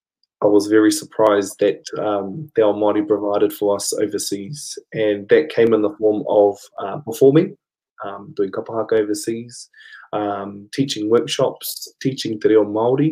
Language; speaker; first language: English; non-native, local second language; Māori